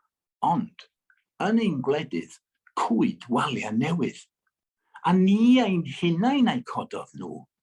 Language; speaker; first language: Welsh; native; Welsh